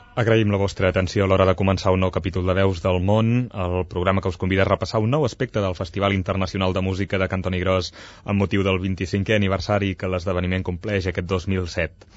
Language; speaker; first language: Catalan; native; Catalan